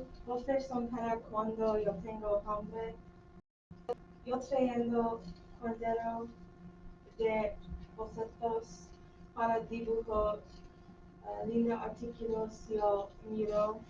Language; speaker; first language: Spanish; non-native, learner; English